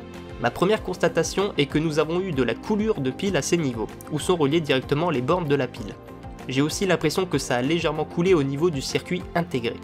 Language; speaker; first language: French; native; French